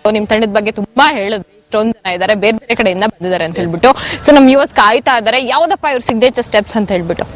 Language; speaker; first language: Kannada; native; Kannada